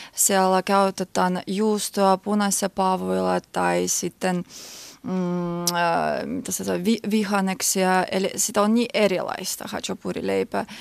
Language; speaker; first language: Finnish; non-native, learner; Georgian